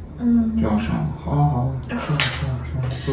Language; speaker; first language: Chinese; native; Chinese